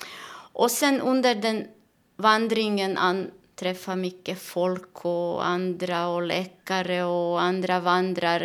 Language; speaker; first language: Swedish; non-native, learner; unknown